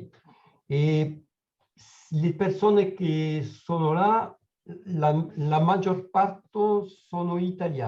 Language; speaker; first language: Italian; non-native, learner; French